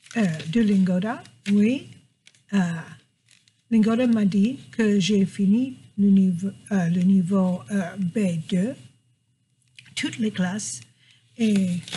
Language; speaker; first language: French; non-native, fluent; English